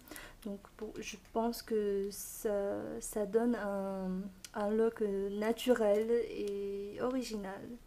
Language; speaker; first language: French; non-native, fluent; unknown